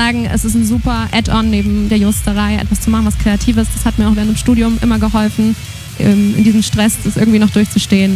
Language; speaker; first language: German; native; German